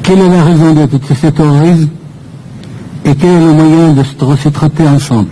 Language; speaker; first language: French; non-native, fluent; Persian